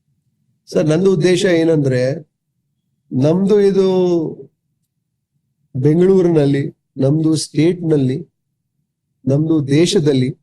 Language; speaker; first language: Kannada; non-native, local second language; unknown